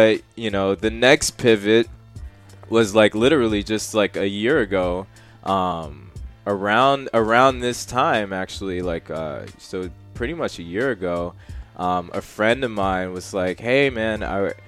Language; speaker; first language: English; native; English